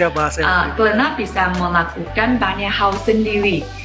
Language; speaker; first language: Indonesian; non-native, fluent; Chinese